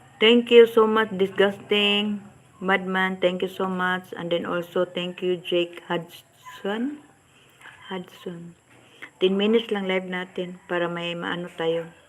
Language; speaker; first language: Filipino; non-native, local second language; Cebuano